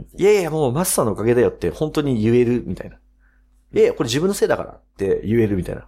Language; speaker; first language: Japanese; native; Japanese